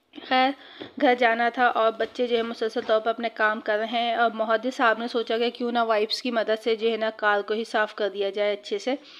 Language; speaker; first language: Urdu; native; Urdu